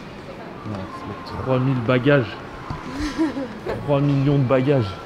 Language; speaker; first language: French; native; French